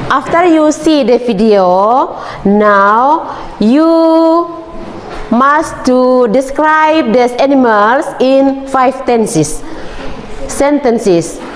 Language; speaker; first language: English; non-native, learner; Indonesian